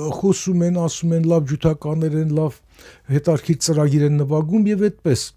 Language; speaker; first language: Armenian; native; Armenian